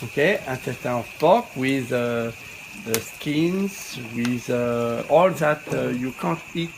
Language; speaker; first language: English; non-native, learner; French